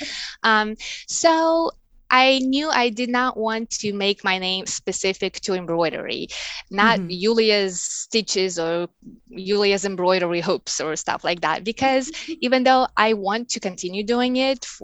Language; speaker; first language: English; non-native, fluent; Russian